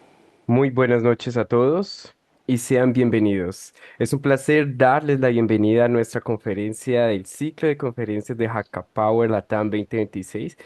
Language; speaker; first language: Spanish; native; Spanish